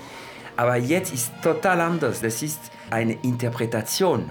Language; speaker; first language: German; non-native, fluent; French